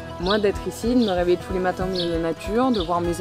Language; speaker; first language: French; native; French